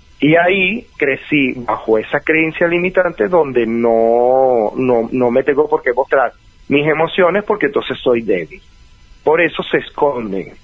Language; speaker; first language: Spanish; native; Spanish